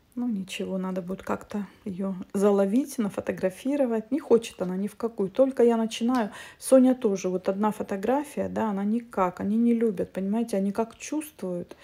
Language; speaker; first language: Russian; native; Russian